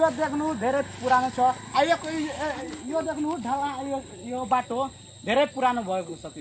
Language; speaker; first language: Nepali; non-native, local second language; Bhojpuri